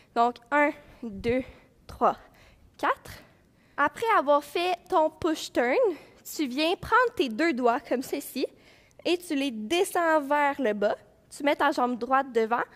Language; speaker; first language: French; native; French